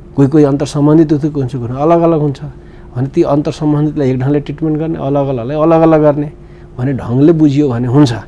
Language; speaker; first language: Nepali; non-native, local second language; Bhojpuri